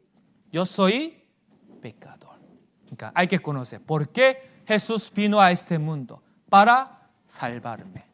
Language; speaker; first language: Spanish; non-native, fluent; Korean